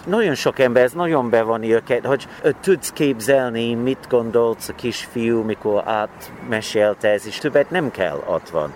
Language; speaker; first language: Hungarian; non-native, learner; English